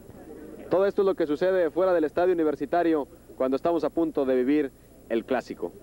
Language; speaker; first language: Spanish; native; Spanish